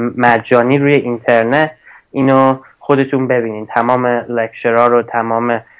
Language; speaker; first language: Persian; early bilingual, heritage; Persian